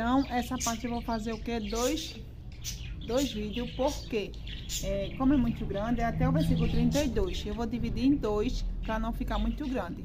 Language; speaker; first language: Portuguese; native; Portuguese